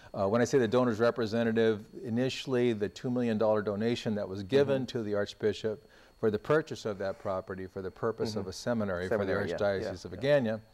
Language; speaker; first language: English; native; English